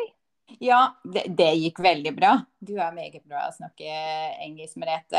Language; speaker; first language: Norwegian; non-native, fluent; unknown